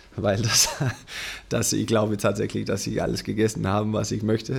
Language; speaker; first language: German; non-native, fluent; Danish